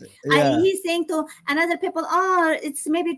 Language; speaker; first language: English; non-native, learner; Chinese